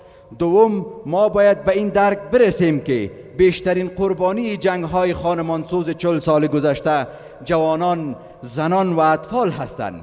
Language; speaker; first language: Persian; native; Persian